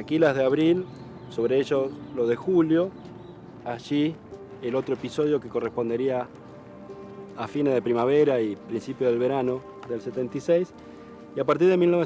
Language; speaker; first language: Spanish; native; Spanish